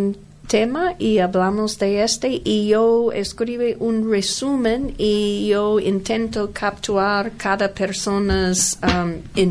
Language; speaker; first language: Spanish; non-native, learner; English